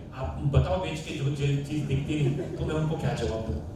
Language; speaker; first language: Hindi; non-native, local second language; Marathi